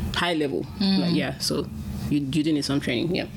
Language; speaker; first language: English; non-native, local second language; Yoruba